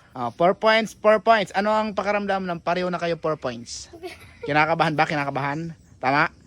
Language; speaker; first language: Filipino; native; Filipino